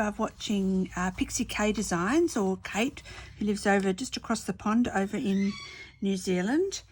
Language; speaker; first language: English; native; English